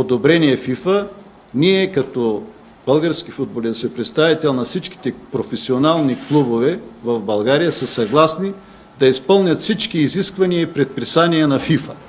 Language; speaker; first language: Bulgarian; native; Bulgarian